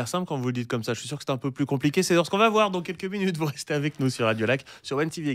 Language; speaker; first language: French; native; French